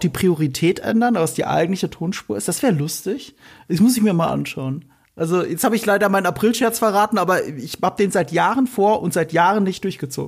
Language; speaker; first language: German; native; German